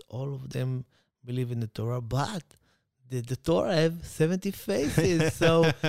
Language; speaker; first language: English; non-native, fluent; Hebrew